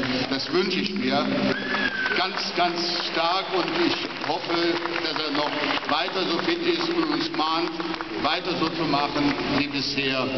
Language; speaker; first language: German; native; German